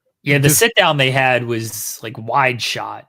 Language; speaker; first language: English; native; English